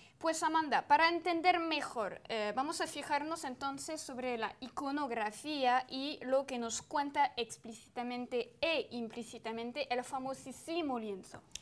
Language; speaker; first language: Spanish; non-native, fluent; French